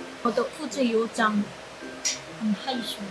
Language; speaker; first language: Chinese; non-native, learner; Korean